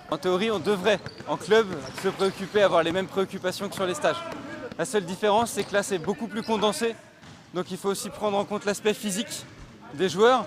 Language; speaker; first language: French; native; French